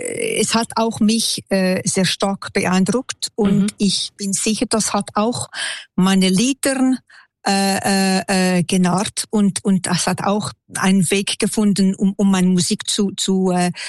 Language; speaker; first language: German; non-native, local second language; French